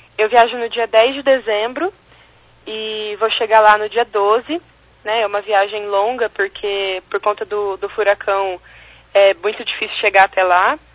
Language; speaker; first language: Portuguese; native; Portuguese